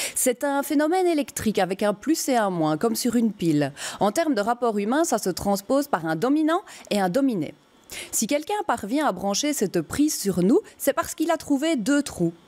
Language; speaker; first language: French; native; French